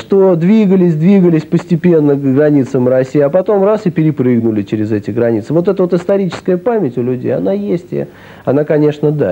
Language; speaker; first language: Russian; native; Russian